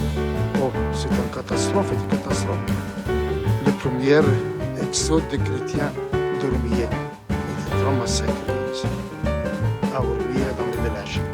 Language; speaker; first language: French; non-native, fluent; Assyrian Neo-Aramaic